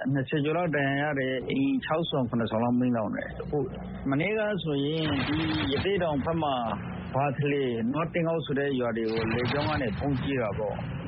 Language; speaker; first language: Burmese; native; Burmese